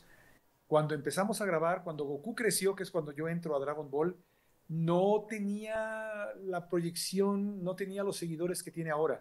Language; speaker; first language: Spanish; native; Spanish